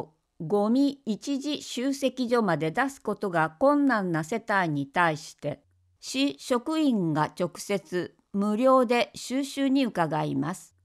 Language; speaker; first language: Japanese; native; Japanese